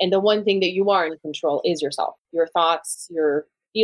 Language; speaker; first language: English; non-native, fluent; Portuguese